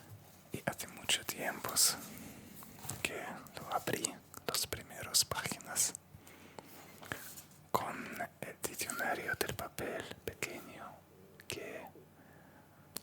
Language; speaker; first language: Spanish; non-native, learner; Russian